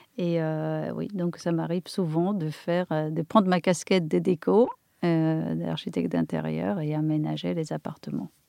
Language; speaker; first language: French; non-native, fluent; Polish